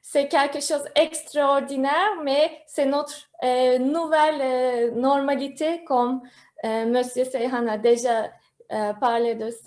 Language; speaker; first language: French; non-native, fluent; Turkish